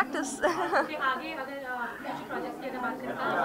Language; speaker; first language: Hindi; native; Hindi